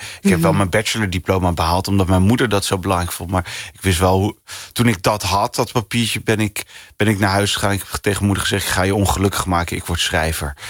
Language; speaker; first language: Dutch; early bilingual, other home language; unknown